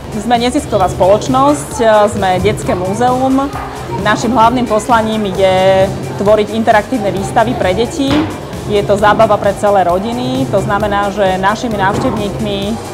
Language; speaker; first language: Slovak; native; Slovak